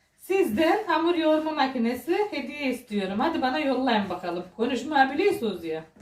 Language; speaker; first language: Turkish; native; Turkish